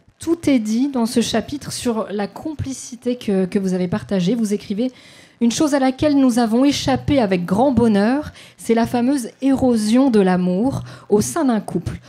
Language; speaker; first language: French; native; French